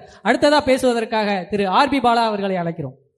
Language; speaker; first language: Tamil; native; Tamil